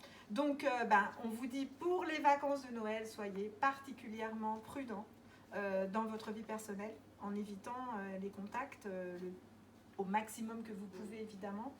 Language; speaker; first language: French; native; French